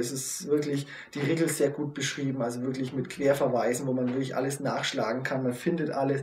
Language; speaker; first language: German; native; German